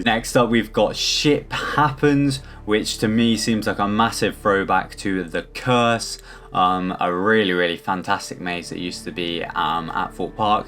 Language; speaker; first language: English; native; English